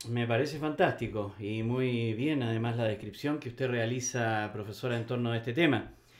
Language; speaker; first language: Spanish; native; Spanish